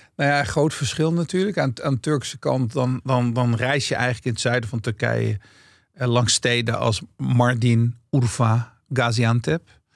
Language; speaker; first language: Dutch; early bilingual, other home language; Turkish